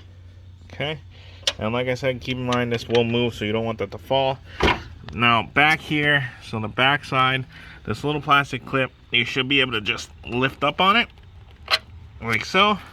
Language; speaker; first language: English; native; English